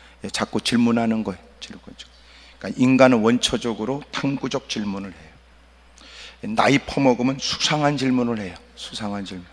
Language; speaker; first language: Korean; native; Korean